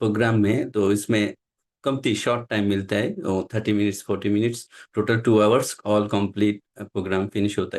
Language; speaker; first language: Hindi; non-native, local second language; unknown